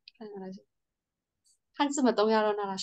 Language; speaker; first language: Chinese; non-native, learner; Burmese